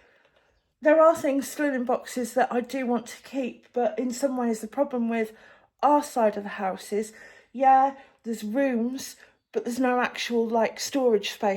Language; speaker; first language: English; native; English